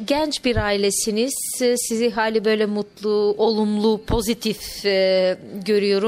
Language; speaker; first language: Turkish; native; Turkish